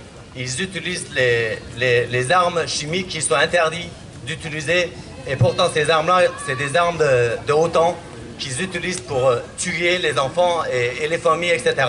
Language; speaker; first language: French; non-native, fluent; Kurdish